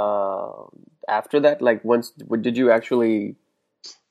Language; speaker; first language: English; non-native, local second language; Hindi